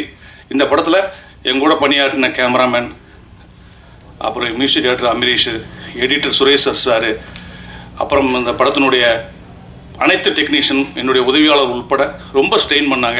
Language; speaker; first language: Tamil; native; Tamil